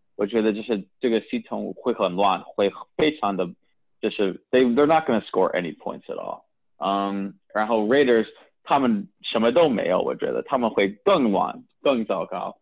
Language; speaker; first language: Chinese; early bilingual, heritage; Chinese